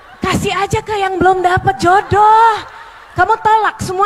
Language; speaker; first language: Indonesian; native; Indonesian